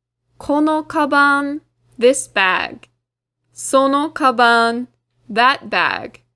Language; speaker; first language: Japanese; non-native, fluent; English